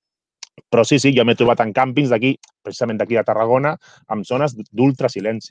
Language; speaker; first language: Catalan; native; Catalan